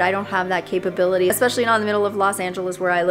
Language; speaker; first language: English; native; English